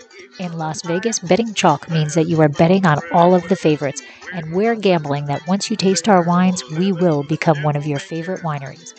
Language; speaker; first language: English; native; English